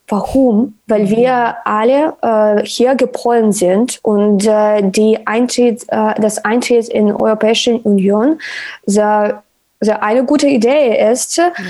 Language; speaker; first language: German; non-native, learner; Ukrainian